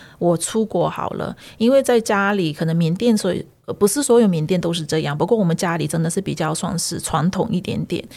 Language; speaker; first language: Chinese; early bilingual, heritage; Chinese